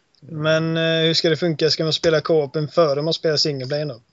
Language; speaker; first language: Swedish; native; Swedish